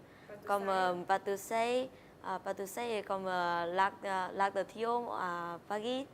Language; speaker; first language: French; non-native, learner; Vietnamese